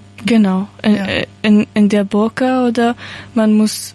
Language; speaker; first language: German; non-native, learner; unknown